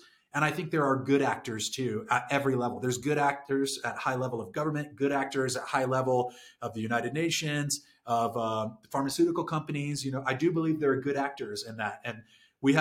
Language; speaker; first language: English; native; English